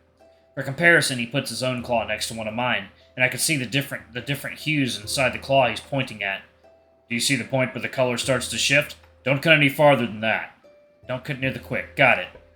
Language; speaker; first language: English; native; English